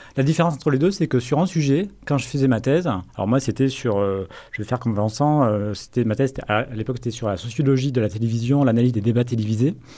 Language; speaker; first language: French; native; French